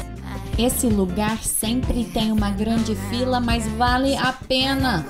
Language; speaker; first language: Portuguese; non-native, learner; English